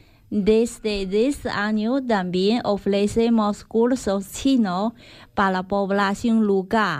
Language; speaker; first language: Spanish; non-native, learner; Chinese